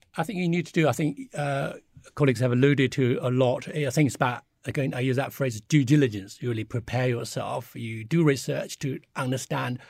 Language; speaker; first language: English; early bilingual, other home language; Chinese